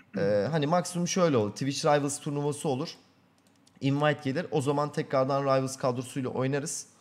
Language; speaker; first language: Turkish; native; Turkish